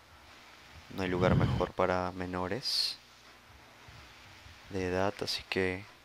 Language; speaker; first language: Spanish; native; Spanish